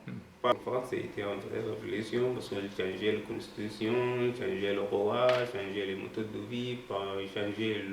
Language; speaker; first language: French; non-native, learner; Arabic